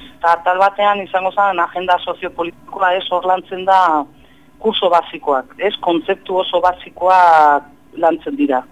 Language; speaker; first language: Basque; non-native, fluent; Spanish